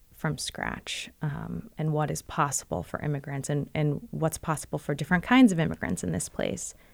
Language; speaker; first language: English; native; English